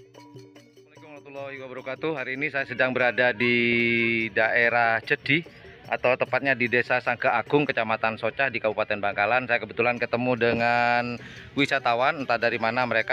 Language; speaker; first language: Indonesian; non-native, local second language; Madurese